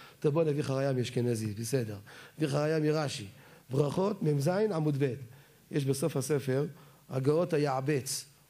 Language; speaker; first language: Hebrew; native; Hebrew